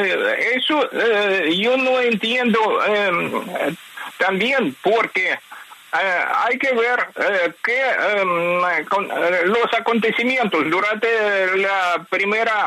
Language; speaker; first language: Spanish; non-native, fluent; Ukrainian